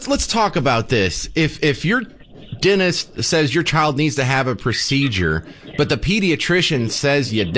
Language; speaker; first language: English; native; English